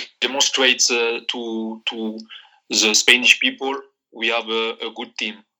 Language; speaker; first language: English; non-native, learner; Arabic